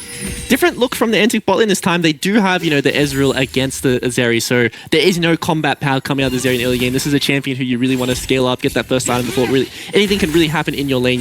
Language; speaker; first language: English; native; English